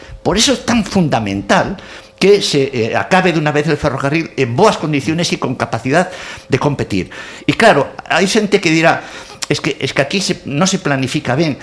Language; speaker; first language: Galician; non-native, local second language; Spanish